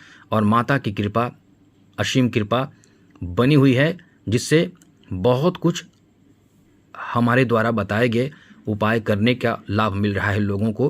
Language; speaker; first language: Hindi; native; Hindi